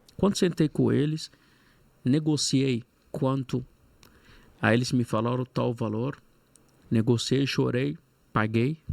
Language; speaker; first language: Portuguese; non-native, fluent; Arabic